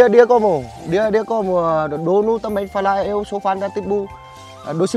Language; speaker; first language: Portuguese; non-native, learner; Vietnamese